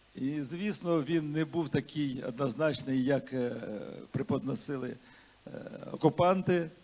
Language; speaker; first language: Ukrainian; non-native, local second language; Russian